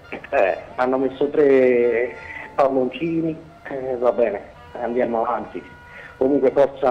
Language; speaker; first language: Italian; native; Italian